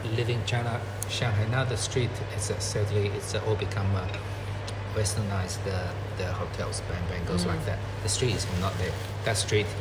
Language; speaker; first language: English; non-native, learner; Chinese